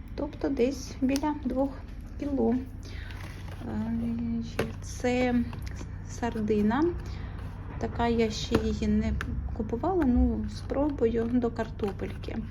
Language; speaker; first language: Ukrainian; native; Ukrainian